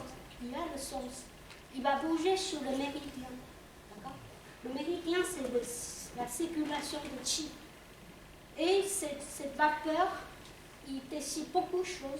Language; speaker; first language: French; non-native, local second language; Chinese